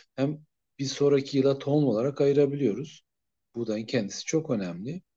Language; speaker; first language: Turkish; native; Turkish